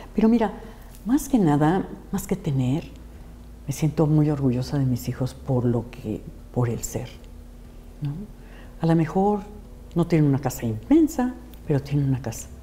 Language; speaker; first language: Spanish; native; Spanish